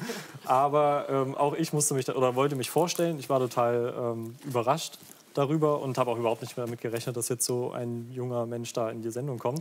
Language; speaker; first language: German; native; German